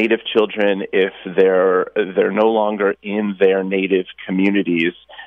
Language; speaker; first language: English; native; English